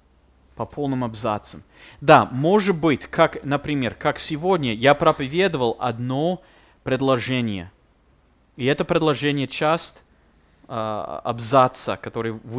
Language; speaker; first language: Russian; non-native, fluent; English